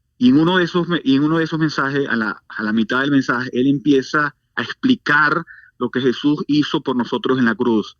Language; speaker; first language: Spanish; native; Spanish